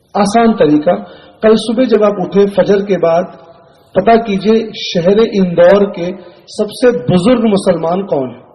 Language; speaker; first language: Urdu; native; Urdu